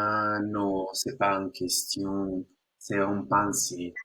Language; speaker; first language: French; non-native, learner; Spanish